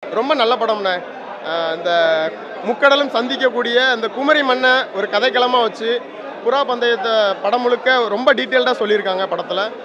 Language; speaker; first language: Tamil; native; Tamil